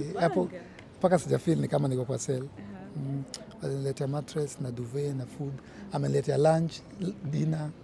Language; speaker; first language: Swahili; native; Swahili